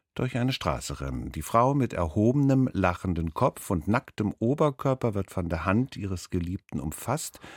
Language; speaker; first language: German; native; German